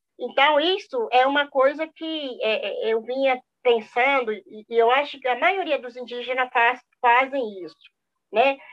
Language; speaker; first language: Portuguese; non-native, local second language; Guarani